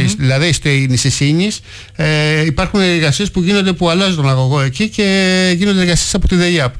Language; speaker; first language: Greek; native; Greek